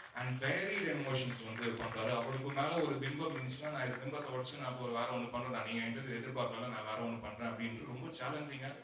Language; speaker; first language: Tamil; native; Tamil